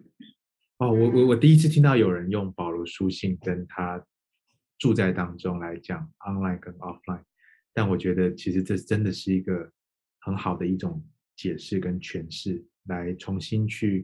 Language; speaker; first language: Chinese; native; Chinese